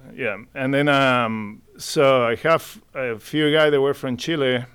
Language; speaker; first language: English; non-native, fluent; Spanish